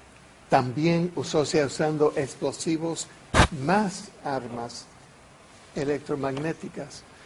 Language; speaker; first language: Spanish; non-native, fluent; English